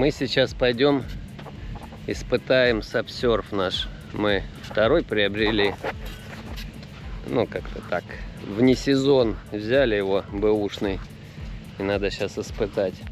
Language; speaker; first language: Russian; native; Russian